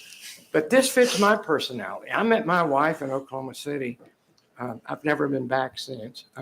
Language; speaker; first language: English; native; English